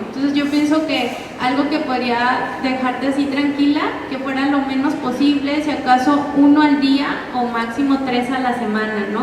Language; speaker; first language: Spanish; native; Spanish